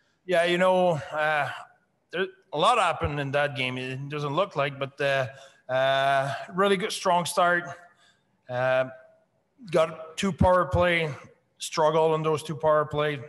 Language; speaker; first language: English; non-native, fluent; French